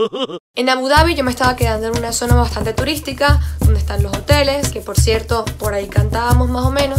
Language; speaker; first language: Spanish; native; Spanish